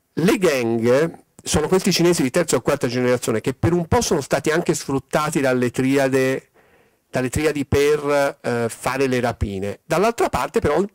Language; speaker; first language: Italian; native; Italian